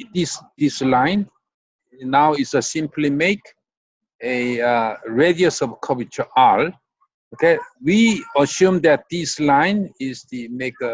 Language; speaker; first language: English; non-native, fluent; Korean